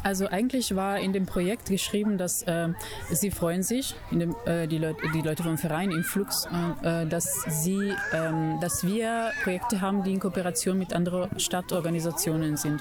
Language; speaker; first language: German; non-native, fluent; Italian